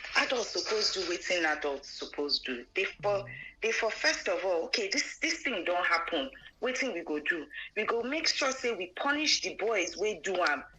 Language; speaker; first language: Nigerian Pidgin; non-native, local second language; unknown